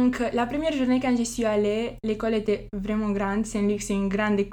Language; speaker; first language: French; non-native, fluent; Romanian